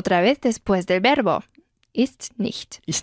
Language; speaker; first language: German; non-native, fluent; Spanish